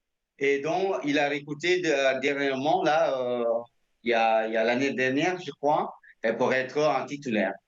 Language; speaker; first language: French; non-native, fluent; Indonesian